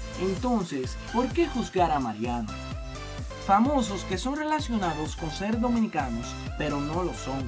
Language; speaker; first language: Spanish; native; Spanish